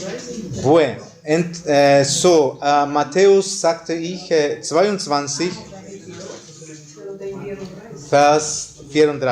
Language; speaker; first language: German; non-native, fluent; Spanish